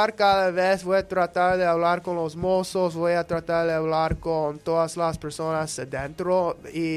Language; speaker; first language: Spanish; non-native, learner; English